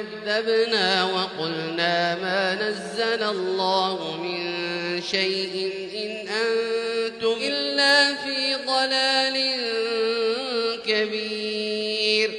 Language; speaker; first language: Arabic; native; Arabic